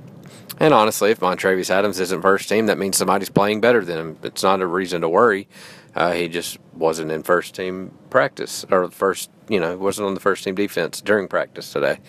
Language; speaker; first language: English; native; English